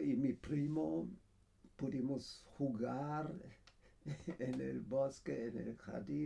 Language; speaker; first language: Spanish; non-native, fluent; German